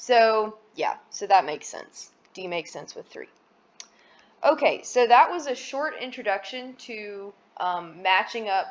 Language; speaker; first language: English; native; English